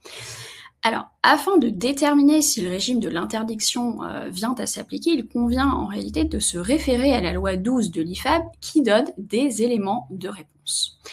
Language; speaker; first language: French; native; French